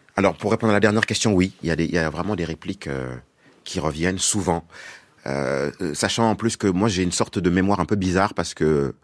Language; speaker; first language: French; non-native, local second language; Wolof